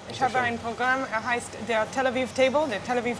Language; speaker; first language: German; non-native, learner; Hebrew